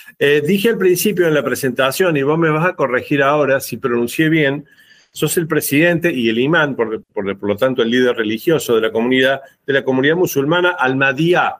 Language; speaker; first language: Spanish; native; Spanish